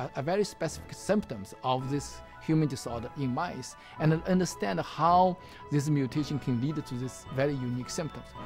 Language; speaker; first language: English; non-native, fluent; Chinese